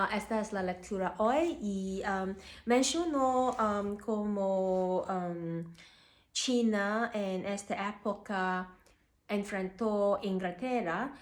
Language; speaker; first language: Spanish; non-native, learner; Cantonese